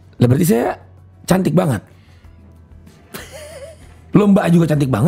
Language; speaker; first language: Indonesian; native; Indonesian